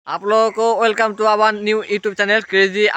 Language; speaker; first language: Hindi; non-native, local second language; Bangla